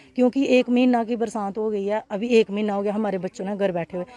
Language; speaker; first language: Hindi; native; Hindi